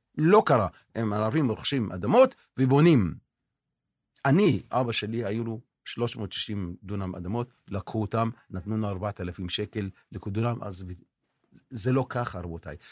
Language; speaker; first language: Hebrew; non-native, local second language; Arabic